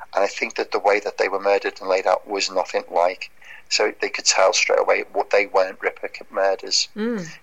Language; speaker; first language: English; native; English